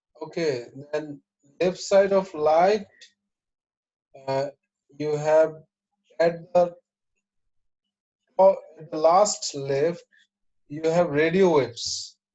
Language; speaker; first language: English; non-native, local second language; Bangla